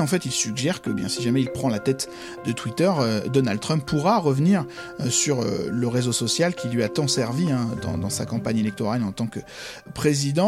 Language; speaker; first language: French; native; French